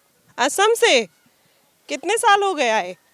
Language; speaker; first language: Hindi; native; Hindi